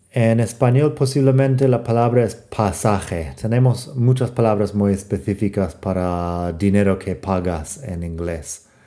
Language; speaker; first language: Spanish; non-native, fluent; English